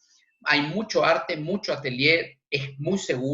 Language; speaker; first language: Spanish; native; Spanish